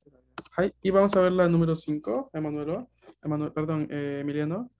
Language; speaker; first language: Spanish; native; Spanish